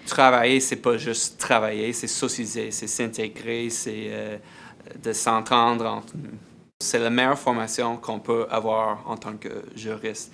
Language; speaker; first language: French; native; French